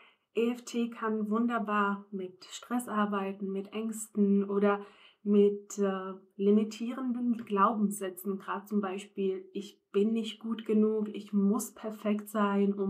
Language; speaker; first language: German; non-native, fluent; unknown